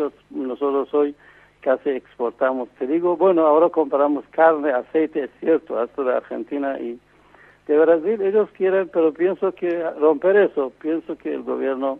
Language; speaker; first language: Spanish; non-native, fluent; Persian